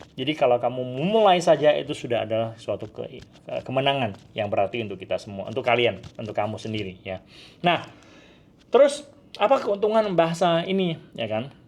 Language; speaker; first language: Indonesian; non-native, local second language; Hakka Chinese